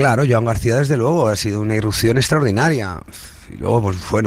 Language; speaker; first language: Spanish; native; Spanish